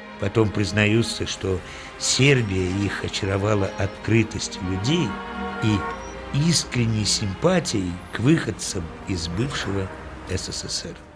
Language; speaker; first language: Russian; native; Russian